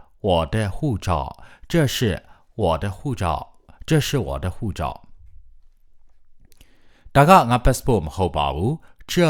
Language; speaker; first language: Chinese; non-native, fluent; Burmese